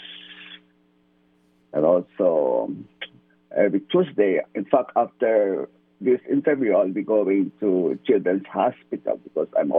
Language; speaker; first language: English; non-native, local second language; Filipino